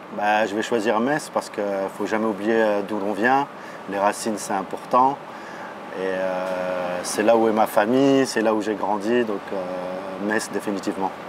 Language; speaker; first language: French; native; French